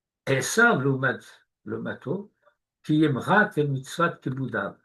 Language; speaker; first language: Hebrew; non-native, fluent; French